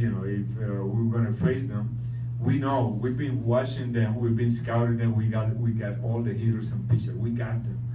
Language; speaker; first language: English; non-native, local second language; Spanish